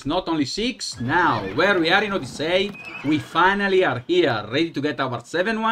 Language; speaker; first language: English; non-native, fluent; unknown